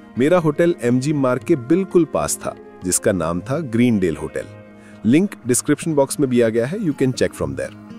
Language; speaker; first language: Hindi; non-native, fluent; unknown